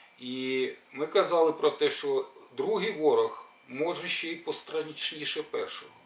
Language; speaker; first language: Ukrainian; native; Ukrainian